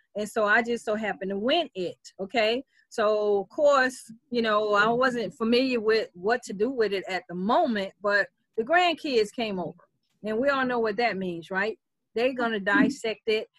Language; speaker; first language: English; native; English